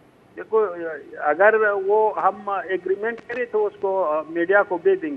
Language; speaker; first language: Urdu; non-native, fluent; Pashto